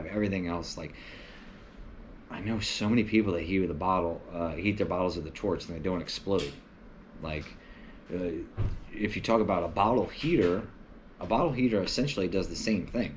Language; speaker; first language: English; native; English